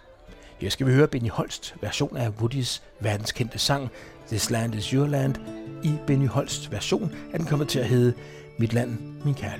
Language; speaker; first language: Danish; native; Danish